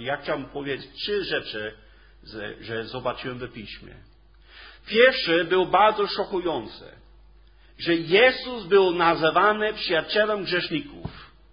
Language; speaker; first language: Polish; non-native, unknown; English